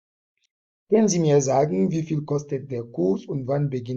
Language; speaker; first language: German; non-native, fluent; French